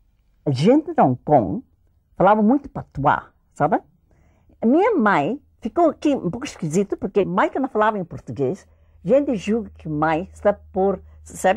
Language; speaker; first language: Portuguese; early bilingual, heritage; English